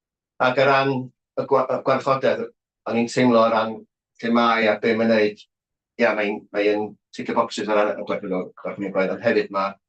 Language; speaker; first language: Welsh; native; Welsh